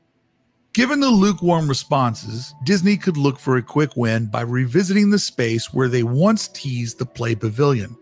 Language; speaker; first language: English; native; English